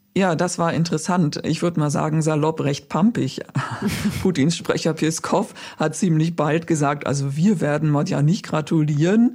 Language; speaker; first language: German; native; German